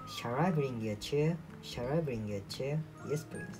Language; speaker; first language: English; non-native, learner; Japanese